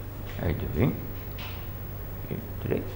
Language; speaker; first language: Italian; non-native, learner; Russian